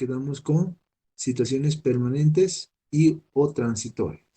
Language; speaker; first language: Spanish; native; Spanish